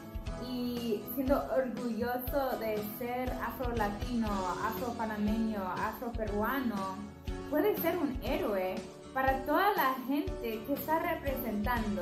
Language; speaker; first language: Spanish; non-native, fluent; English